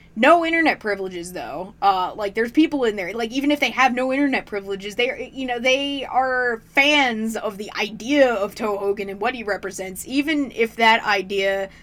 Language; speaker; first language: English; native; English